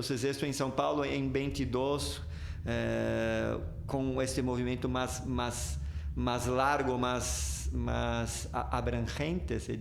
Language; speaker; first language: Spanish; non-native, fluent; Portuguese